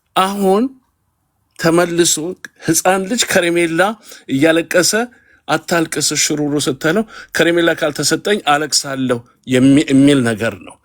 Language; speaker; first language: Amharic; non-native, local second language; Tigrinya